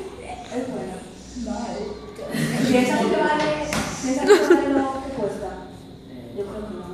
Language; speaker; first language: Spanish; non-native, learner; Galician